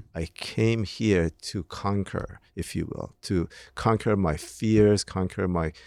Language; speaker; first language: English; non-native, fluent; Persian